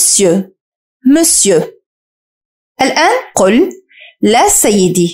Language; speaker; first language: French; non-native, fluent; Arabic